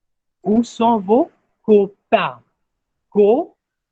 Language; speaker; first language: French; non-native, fluent; Hindi